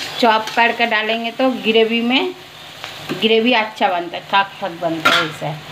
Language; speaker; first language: Hindi; non-native, local second language; Bangla